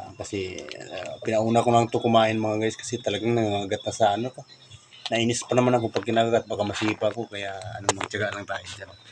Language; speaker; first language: Filipino; non-native, local second language; Cebuano